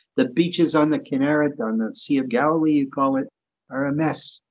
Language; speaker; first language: English; native; English